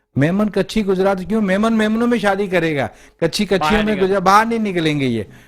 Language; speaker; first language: Urdu; native; Urdu